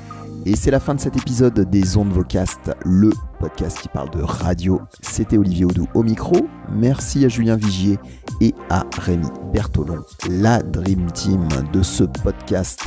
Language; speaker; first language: French; native; French